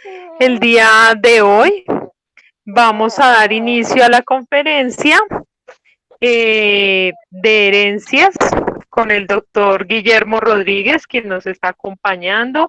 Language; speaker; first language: Spanish; native; Spanish